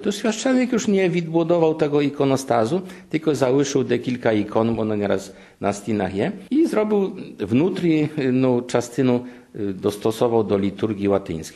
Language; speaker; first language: Ukrainian; non-native, fluent; Polish